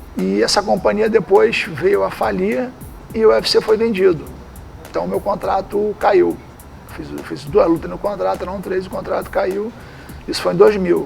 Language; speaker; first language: Portuguese; native; Portuguese